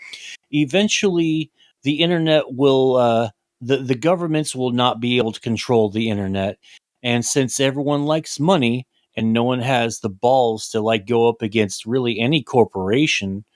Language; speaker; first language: English; native; English